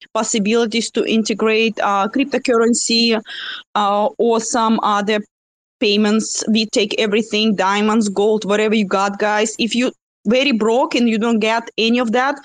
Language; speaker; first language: English; non-native, fluent; Russian